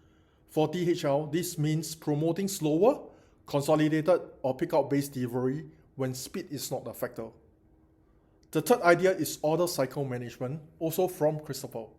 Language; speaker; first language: English; non-native, learner; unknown